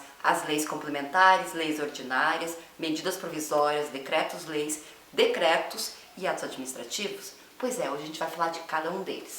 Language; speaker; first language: Portuguese; native; Portuguese